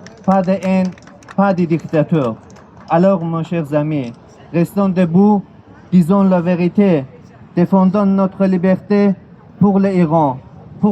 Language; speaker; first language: French; non-native, learner; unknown